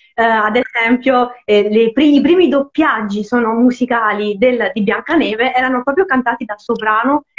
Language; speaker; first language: Italian; native; Italian